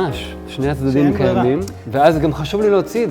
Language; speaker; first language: Hebrew; native; Hebrew